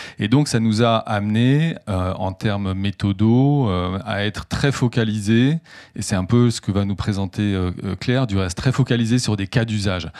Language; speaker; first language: French; native; French